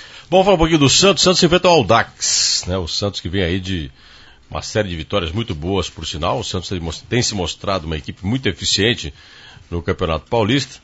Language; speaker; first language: Portuguese; native; Portuguese